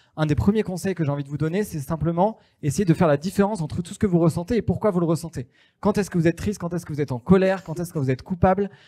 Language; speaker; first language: French; native; French